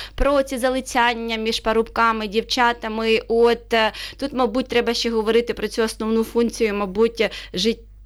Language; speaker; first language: Ukrainian; native; Ukrainian